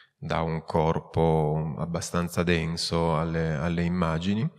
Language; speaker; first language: Italian; native; Italian